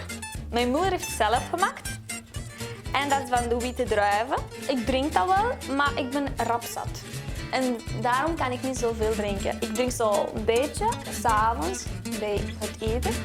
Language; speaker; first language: Dutch; non-native, learner; Romanian